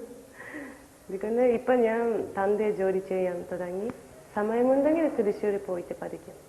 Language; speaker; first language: Malayalam; non-native, learner; Japanese